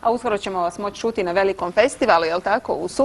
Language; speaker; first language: Croatian; native; Croatian